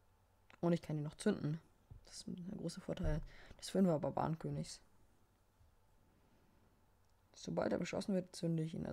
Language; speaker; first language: German; native; German